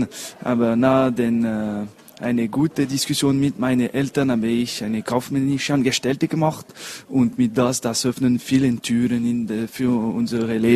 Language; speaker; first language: German; non-native, local second language; French